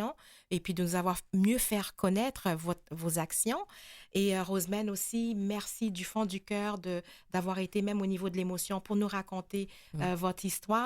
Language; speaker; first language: French; native; French